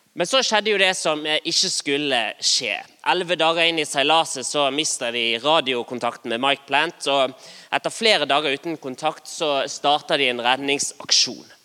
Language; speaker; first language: Norwegian; native; Norwegian